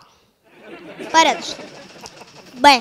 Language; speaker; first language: Russian; native; Russian